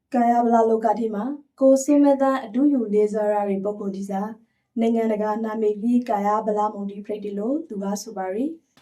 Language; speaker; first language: Burmese; native; Burmese